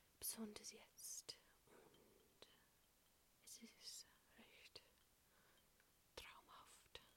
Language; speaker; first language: German; non-native, learner; English